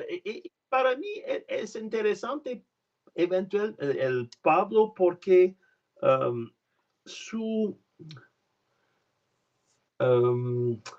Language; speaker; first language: Spanish; non-native, learner; French